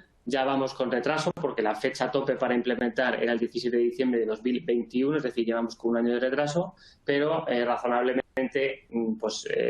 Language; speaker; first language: Spanish; native; Spanish